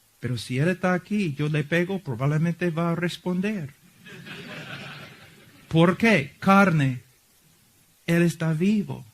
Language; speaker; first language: Spanish; non-native, fluent; English